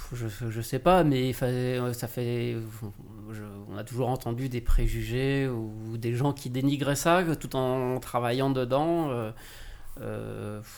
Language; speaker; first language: French; native; French